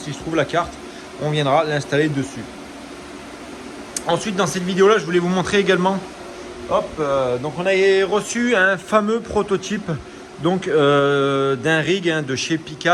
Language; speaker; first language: French; native; French